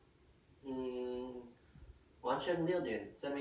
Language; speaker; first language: Chinese; non-native, learner; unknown